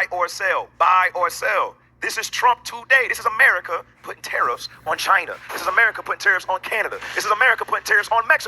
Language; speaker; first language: English; native; English